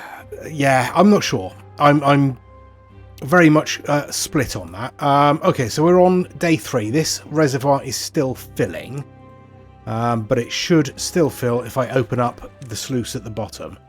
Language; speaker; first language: English; native; English